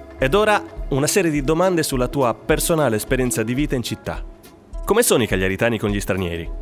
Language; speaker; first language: Italian; native; Italian